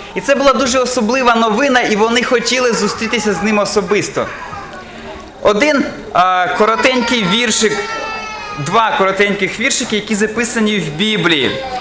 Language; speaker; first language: Ukrainian; non-native, local second language; Russian